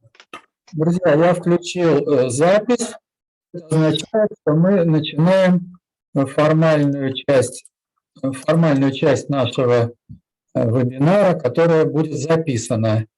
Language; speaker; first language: Russian; native; Russian